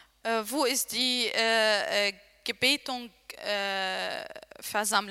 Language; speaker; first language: German; non-native, learner; Arabic